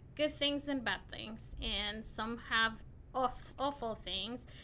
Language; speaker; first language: English; non-native, fluent; Spanish